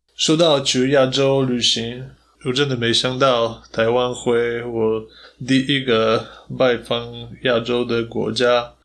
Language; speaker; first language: Chinese; non-native, fluent; Polish